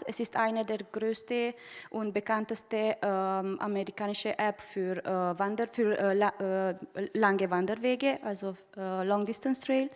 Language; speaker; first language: German; non-native, fluent; Romanian